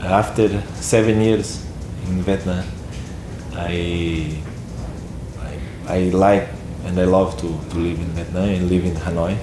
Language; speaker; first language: English; non-native, learner; Portuguese